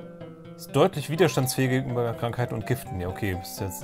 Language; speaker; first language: German; native; German